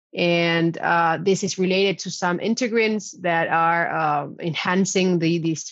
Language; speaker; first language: English; non-native, fluent; Spanish